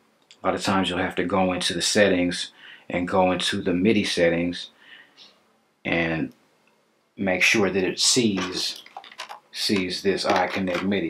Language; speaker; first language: English; native; English